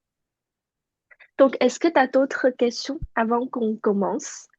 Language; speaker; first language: French; non-native, fluent; Chinese